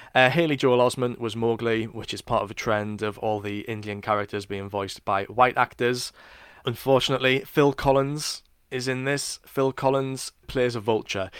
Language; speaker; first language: English; native; English